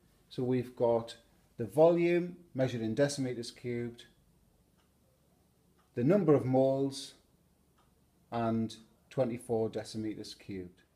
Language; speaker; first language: English; native; English